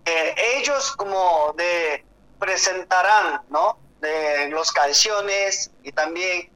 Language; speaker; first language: Spanish; non-native, learner; Korean